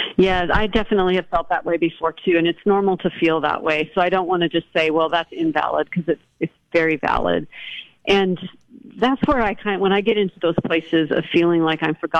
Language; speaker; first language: English; native; English